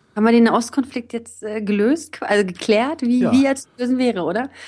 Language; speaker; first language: German; native; German